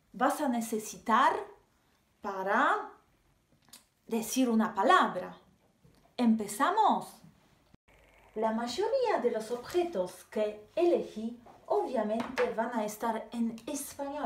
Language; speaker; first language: Spanish; non-native, fluent; Polish